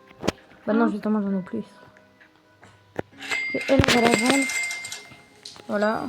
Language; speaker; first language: French; native; French